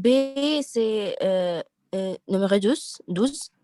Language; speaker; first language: French; non-native, learner; Arabic